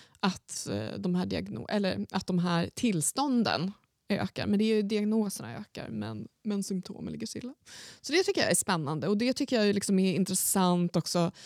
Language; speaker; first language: Swedish; native; Swedish